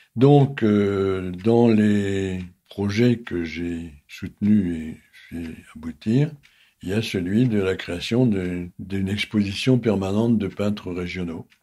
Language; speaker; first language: French; native; French